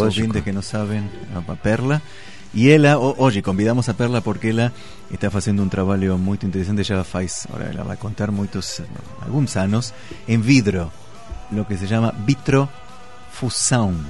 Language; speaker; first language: Portuguese; non-native, fluent; Spanish